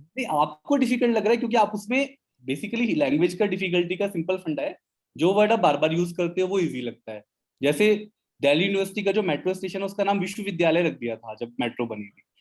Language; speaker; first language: Hindi; native; Hindi